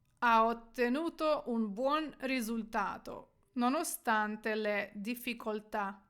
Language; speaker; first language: Italian; non-native, fluent; Ukrainian